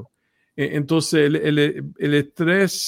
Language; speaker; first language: Spanish; early bilingual, heritage; Spanish